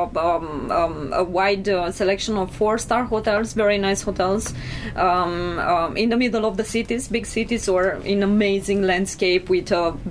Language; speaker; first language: English; non-native, fluent; Romanian